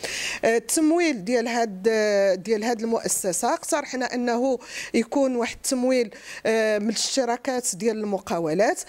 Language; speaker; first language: Arabic; native; Arabic